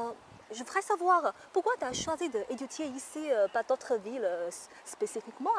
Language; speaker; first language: French; non-native, fluent; Chinese